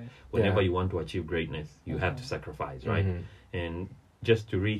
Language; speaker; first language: English; non-native, local second language; Swahili